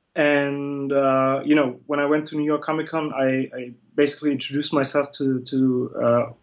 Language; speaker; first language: English; early bilingual, other home language; Kurdish